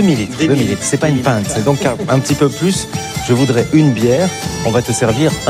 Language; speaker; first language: French; native; French